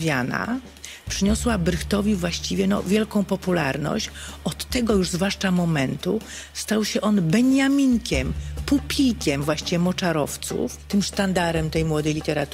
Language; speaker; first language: Polish; native; Polish